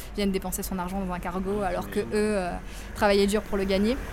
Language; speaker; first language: French; native; French